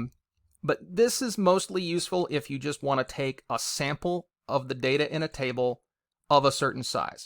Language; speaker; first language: English; native; English